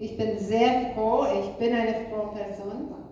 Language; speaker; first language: German; non-native, fluent; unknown